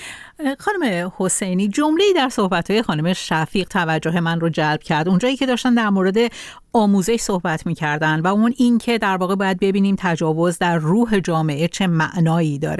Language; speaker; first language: Persian; native; Persian